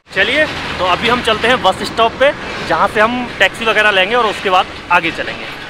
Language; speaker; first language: Hindi; native; Hindi